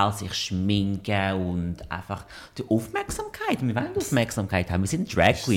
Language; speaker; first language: German; non-native, fluent; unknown